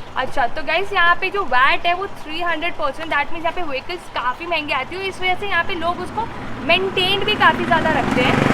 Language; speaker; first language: Hindi; native; Hindi